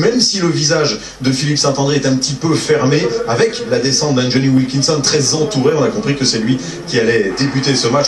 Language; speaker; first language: French; native; French